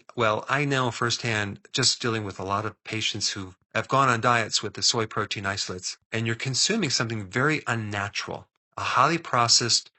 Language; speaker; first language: English; native; English